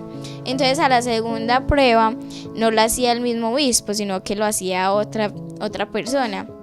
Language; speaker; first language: Spanish; native; Spanish